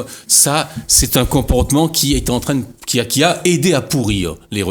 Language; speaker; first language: French; native; French